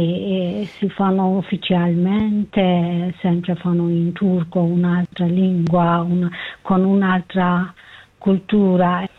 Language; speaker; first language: Italian; non-native, learner; Kurdish